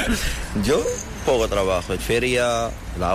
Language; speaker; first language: Spanish; non-native, learner; Arabic